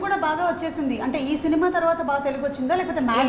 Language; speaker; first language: Telugu; native; Telugu